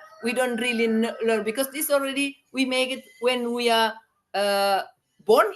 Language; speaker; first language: English; non-native, learner; Indonesian